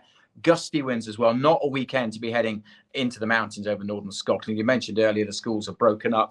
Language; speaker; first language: English; native; English